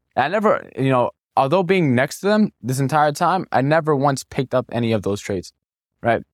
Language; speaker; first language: English; native; English